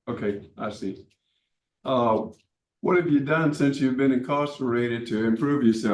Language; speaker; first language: English; native; English